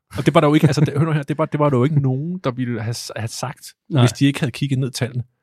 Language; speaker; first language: Danish; native; Danish